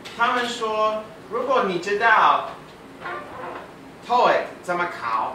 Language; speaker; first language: Chinese; non-native, fluent; English